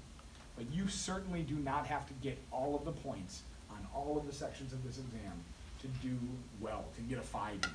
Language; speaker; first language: English; native; English